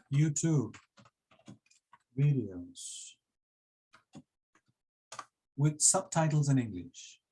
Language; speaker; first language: English; non-native, fluent; Spanish